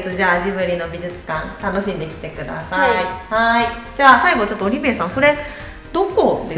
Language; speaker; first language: Japanese; native; Japanese